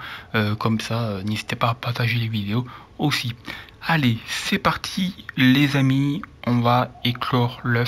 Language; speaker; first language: French; native; French